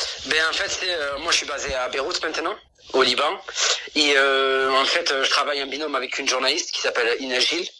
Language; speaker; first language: French; native; French